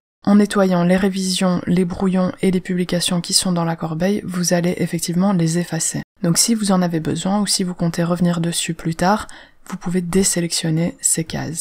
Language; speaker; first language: French; native; French